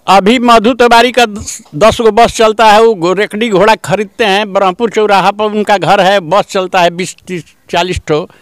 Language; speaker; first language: Hindi; native; Hindi